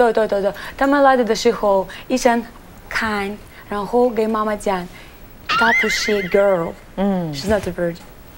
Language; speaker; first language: Chinese; non-native, learner; Russian